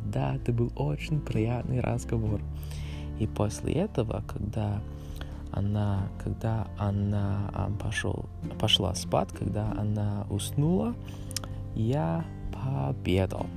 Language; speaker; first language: Russian; non-native, learner; English